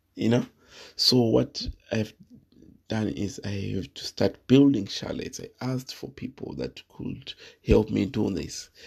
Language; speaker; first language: English; non-native, local second language; Shona